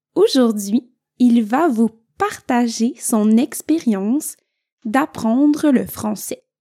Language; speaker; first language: French; native; French